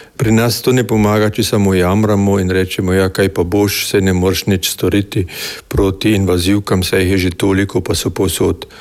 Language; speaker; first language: Slovenian; native; Slovenian